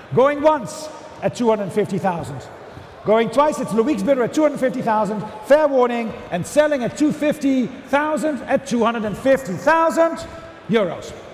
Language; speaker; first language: English; native; English